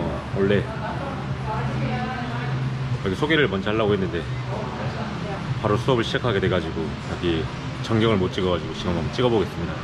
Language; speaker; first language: Korean; native; Korean